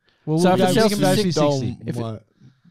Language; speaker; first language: English; native; English